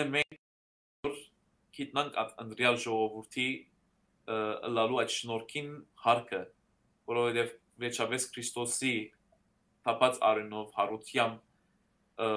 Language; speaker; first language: Armenian; early bilingual, heritage; Armenian